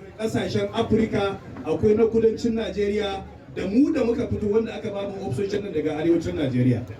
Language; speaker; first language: Hausa; non-native, local second language; Fula